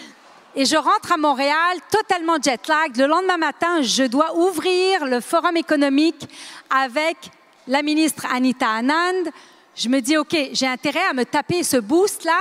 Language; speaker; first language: French; native; French